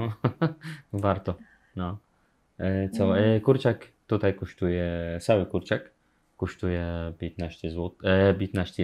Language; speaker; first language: Polish; non-native, learner; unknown